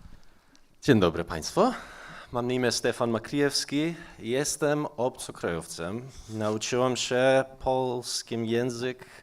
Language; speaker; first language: Polish; non-native, learner; Macedonian